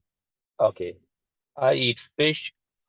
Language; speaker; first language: English; non-native, learner; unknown